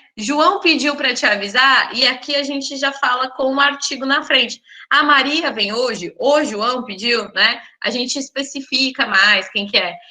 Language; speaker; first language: Portuguese; native; Portuguese